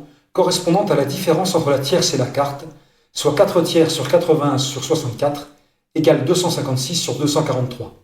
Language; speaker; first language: French; native; French